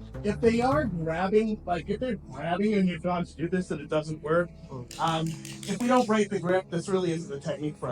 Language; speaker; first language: English; native; English